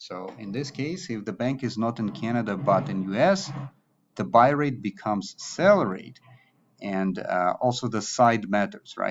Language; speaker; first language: English; non-native, fluent; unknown